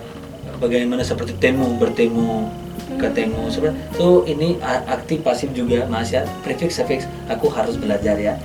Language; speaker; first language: Indonesian; non-native, learner; Hindi